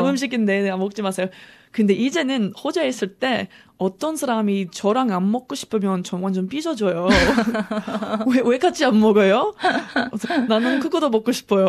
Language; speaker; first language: Korean; non-native, learner; English